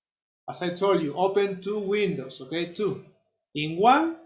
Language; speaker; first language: English; non-native, fluent; Spanish